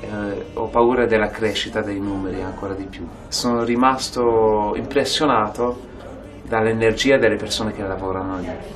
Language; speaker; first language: Italian; non-native, fluent; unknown